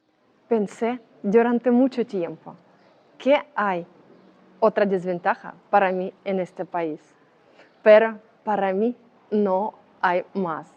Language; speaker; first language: Spanish; non-native, learner; Russian